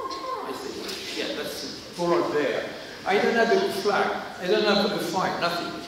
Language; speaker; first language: English; non-native, learner; French